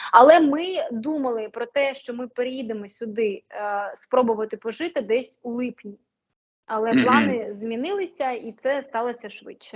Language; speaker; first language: Ukrainian; non-native, local second language; Russian